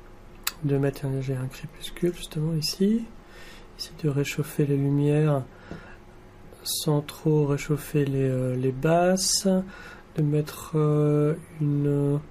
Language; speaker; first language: French; native; French